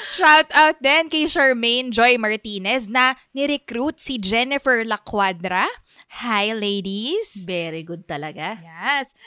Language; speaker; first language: Filipino; native; Filipino